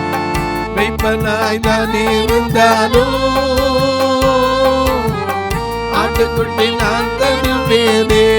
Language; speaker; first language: Tamil; native; Tamil